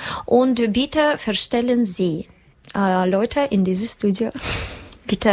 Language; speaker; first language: German; non-native, learner; Russian